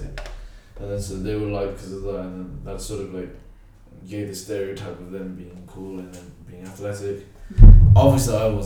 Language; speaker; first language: English; native; English